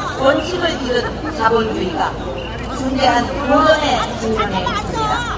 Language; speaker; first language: Korean; native; Korean